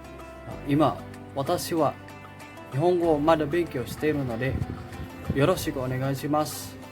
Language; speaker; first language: Japanese; non-native, learner; Indonesian